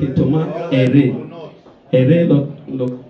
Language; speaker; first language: Spanish; non-native, learner; Bini